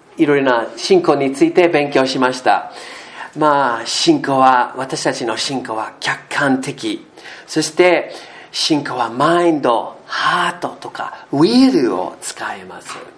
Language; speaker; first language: Japanese; non-native, learner; English